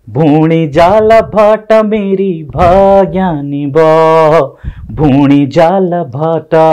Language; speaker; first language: Hindi; native; Hindi